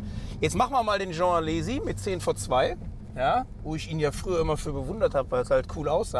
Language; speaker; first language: German; native; German